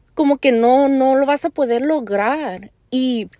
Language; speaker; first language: Spanish; early bilingual, heritage; Spanish